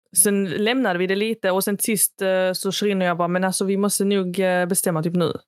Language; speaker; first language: Swedish; early bilingual, other home language; Arabic